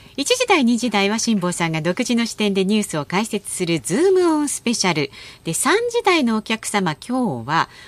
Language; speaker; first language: Japanese; native; Japanese